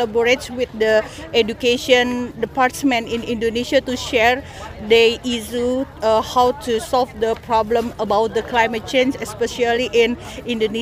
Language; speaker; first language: English; non-native, learner; Indonesian